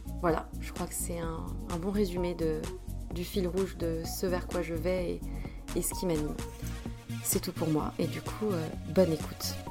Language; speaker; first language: French; native; French